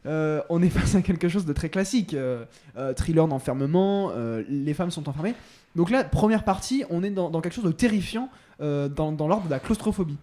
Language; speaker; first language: French; native; French